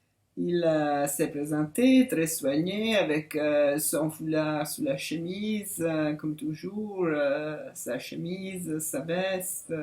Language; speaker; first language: French; non-native, fluent; Italian